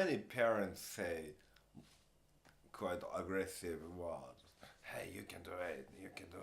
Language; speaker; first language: English; non-native, learner; Japanese